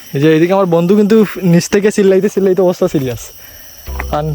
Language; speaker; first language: Bangla; non-native, local second language; Sylheti